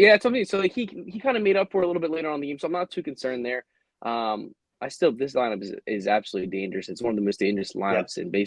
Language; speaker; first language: English; native; English